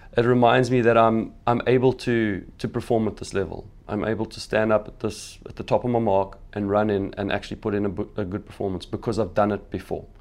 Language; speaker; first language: English; native; English